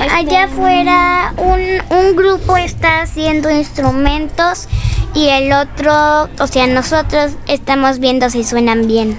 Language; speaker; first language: Spanish; early bilingual, other home language; French